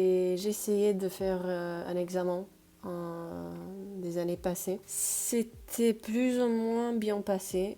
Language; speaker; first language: French; non-native, fluent; Spanish